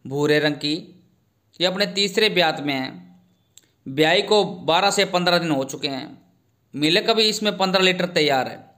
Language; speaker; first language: Hindi; native; Hindi